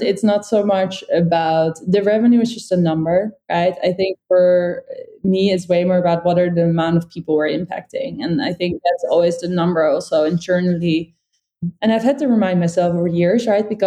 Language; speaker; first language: English; non-native, fluent; Dutch